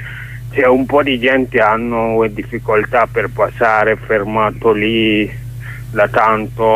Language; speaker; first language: Italian; non-native, learner; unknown